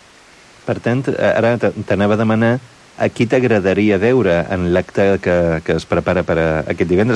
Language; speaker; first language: Catalan; native; Catalan